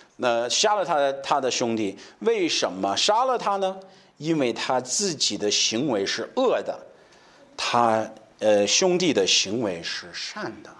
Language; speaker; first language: Chinese; non-native, fluent; English